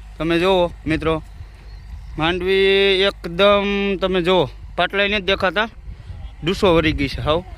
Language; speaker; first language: Gujarati; native; Gujarati